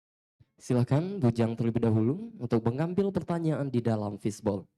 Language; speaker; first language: Indonesian; native; Indonesian